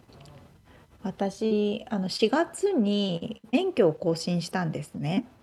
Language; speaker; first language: Japanese; native; Japanese